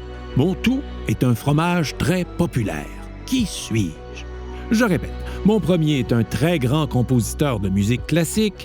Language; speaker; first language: French; native; French